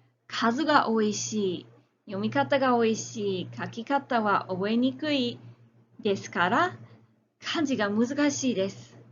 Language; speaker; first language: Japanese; non-native, fluent; English